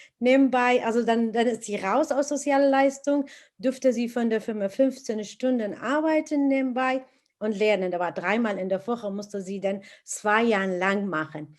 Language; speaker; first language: German; non-native, fluent; Arabic